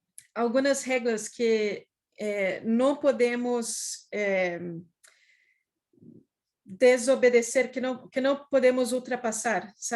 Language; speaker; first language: Spanish; non-native, fluent; Portuguese